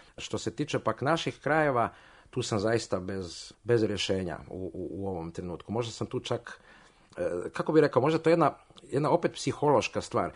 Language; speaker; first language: Croatian; native; Croatian